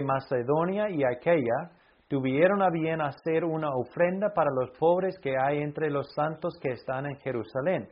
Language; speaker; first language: Spanish; non-native, fluent; English